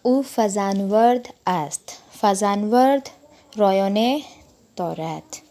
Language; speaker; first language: Persian; non-native, fluent; Urdu